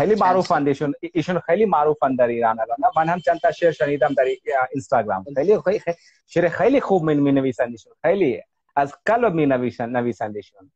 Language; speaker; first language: Persian; non-native, fluent; Hindi